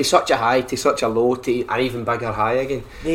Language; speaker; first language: English; native; English